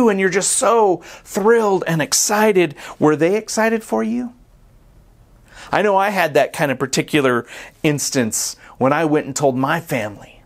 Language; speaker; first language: English; native; English